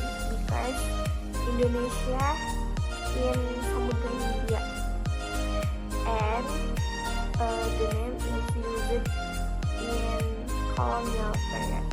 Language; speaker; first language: English; non-native, learner; Indonesian